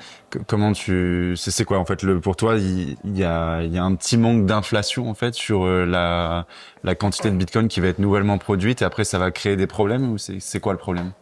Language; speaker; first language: French; native; French